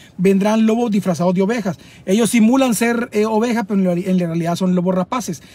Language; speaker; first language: Spanish; native; Spanish